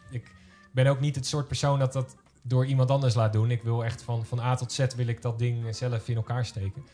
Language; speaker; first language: Dutch; native; Dutch